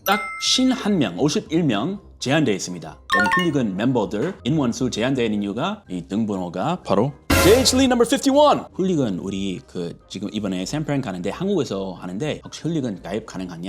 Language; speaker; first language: Korean; non-native, fluent; English